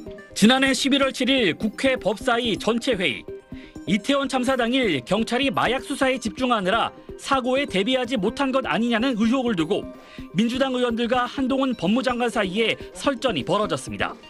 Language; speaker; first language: Korean; native; Korean